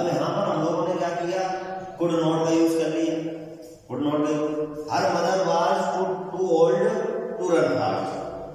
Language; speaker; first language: Hindi; native; Hindi